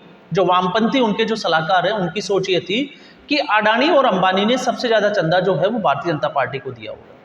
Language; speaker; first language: Hindi; native; Hindi